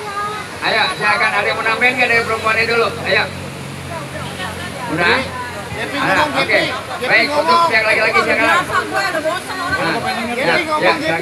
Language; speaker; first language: Indonesian; native; Indonesian